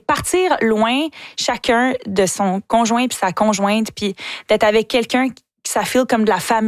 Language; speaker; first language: French; native; French